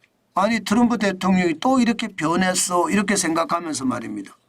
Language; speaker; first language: Korean; native; Korean